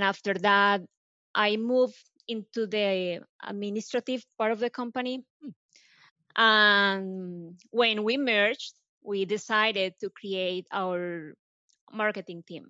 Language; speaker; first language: English; non-native, fluent; Spanish